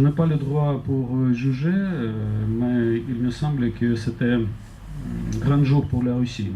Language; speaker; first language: French; non-native, fluent; Russian